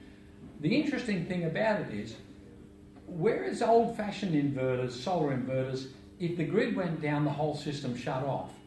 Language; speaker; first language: English; native; English